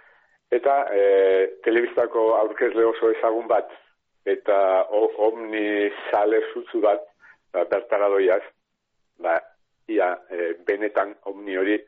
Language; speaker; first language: Basque; native; Basque